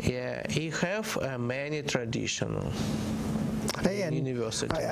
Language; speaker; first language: English; non-native, learner; Ukrainian